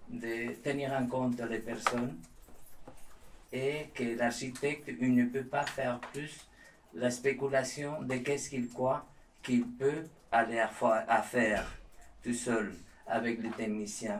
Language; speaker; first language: French; non-native, learner; Spanish